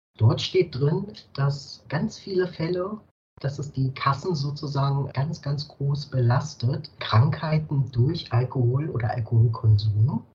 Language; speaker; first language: German; native; German